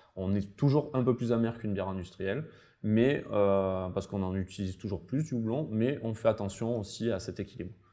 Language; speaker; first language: French; native; French